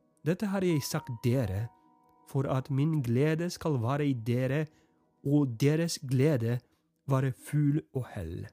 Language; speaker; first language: Norwegian; non-native, fluent; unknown